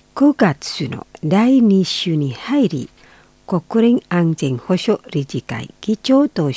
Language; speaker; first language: Japanese; non-native, fluent; Indonesian